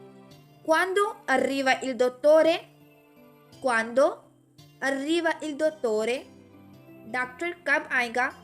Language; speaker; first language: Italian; non-native, fluent; Urdu